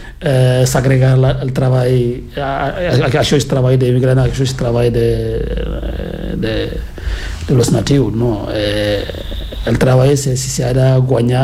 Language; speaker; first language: Catalan; non-native, learner; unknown